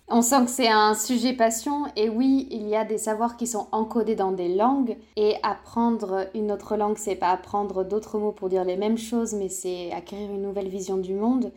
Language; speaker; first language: French; native; French